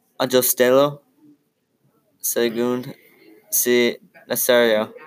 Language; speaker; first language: Spanish; non-native, learner; English